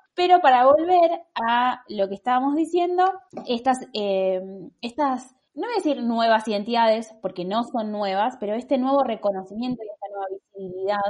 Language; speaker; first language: Spanish; native; Spanish